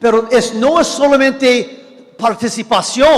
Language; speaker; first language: Spanish; non-native, fluent; English